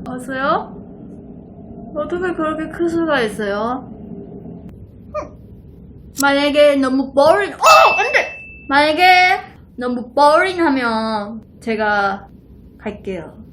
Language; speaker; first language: Korean; non-native, learner; Chinese